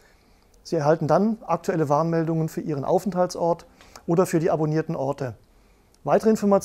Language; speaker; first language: German; native; German